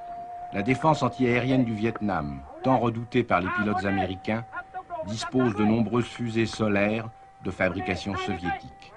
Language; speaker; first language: French; native; French